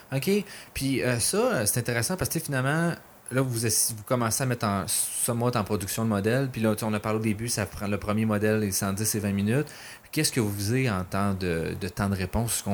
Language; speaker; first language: French; native; French